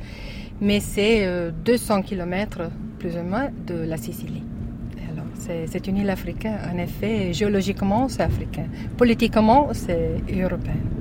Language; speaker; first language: French; non-native, learner; Italian